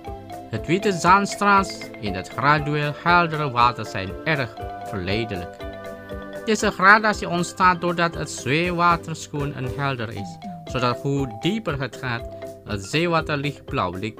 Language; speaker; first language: Dutch; non-native, fluent; Indonesian